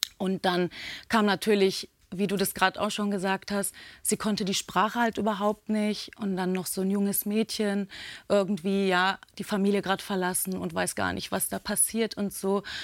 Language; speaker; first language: German; early bilingual, other home language; Turkish